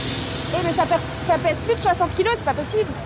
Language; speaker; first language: French; native; French